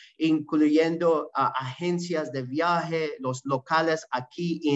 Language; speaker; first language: Spanish; non-native, learner; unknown